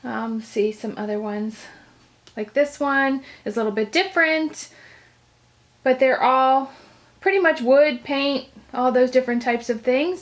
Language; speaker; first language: English; native; English